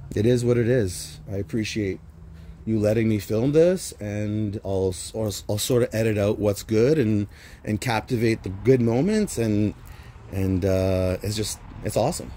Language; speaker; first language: English; native; English